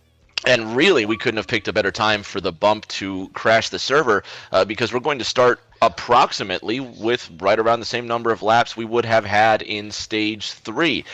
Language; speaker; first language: English; native; English